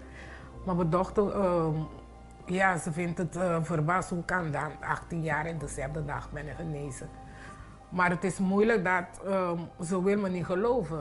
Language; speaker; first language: Dutch; non-native, local second language; Papiamento